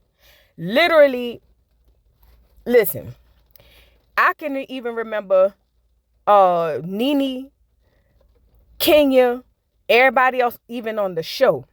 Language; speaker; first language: English; native; English